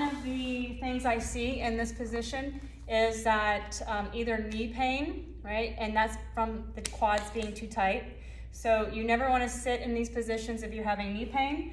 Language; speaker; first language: English; native; English